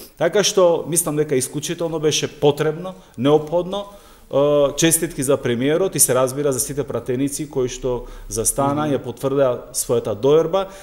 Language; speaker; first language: Macedonian; non-native, local second language; Albanian